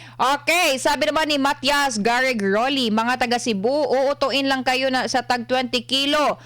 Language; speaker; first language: Filipino; non-native, local second language; Cebuano